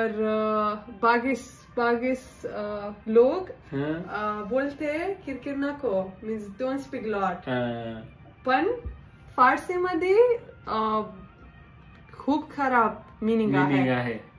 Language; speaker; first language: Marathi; non-native, learner; Persian